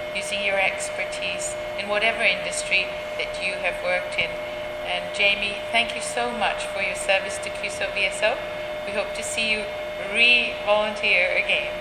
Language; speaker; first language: English; non-native, local second language; Ganda